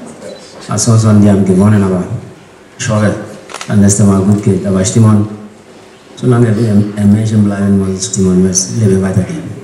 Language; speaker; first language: German; non-native, learner; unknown